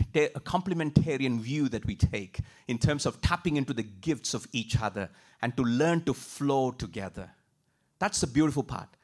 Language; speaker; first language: English; non-native, local second language; Tamil